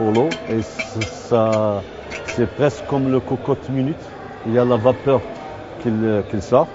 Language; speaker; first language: French; non-native, local second language; Arabic